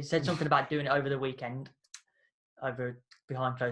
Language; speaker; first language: English; native; English